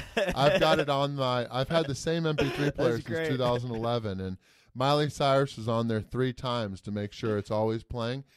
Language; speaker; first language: English; native; English